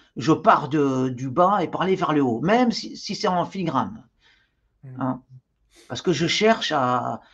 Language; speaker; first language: French; native; French